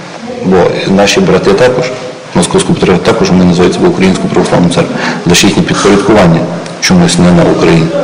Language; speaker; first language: Ukrainian; native; Ukrainian